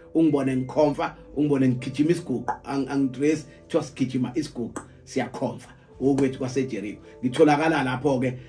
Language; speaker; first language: Zulu; native; Zulu